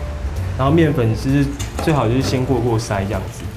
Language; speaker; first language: Chinese; native; Chinese